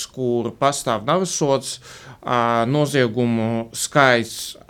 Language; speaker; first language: Latvian; non-native, fluent; Russian